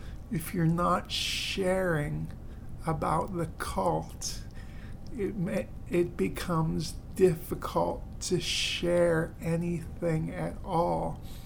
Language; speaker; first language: English; native; English